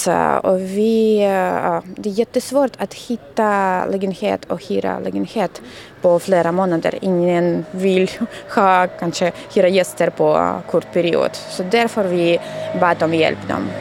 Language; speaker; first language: Swedish; non-native, learner; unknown